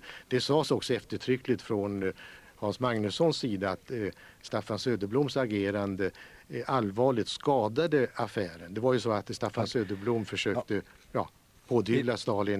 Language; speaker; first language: Swedish; native; Swedish